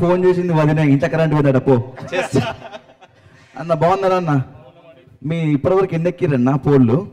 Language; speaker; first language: Telugu; native; Telugu